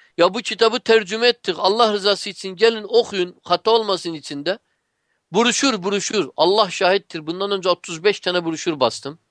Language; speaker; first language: Turkish; non-native, fluent; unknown